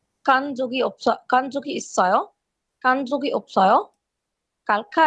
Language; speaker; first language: Korean; non-native, learner; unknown